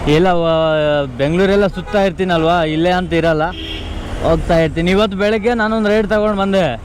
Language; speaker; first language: Kannada; native; Kannada